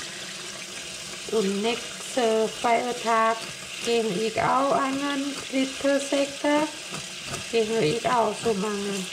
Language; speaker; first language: German; non-native, learner; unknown